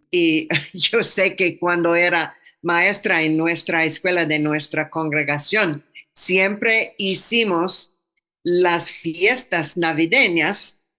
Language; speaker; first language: Spanish; non-native, fluent; English